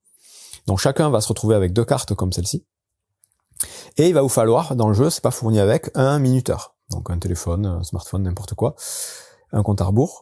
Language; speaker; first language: French; native; French